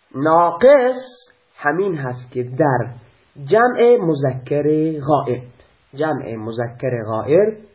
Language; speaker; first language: Persian; native; Persian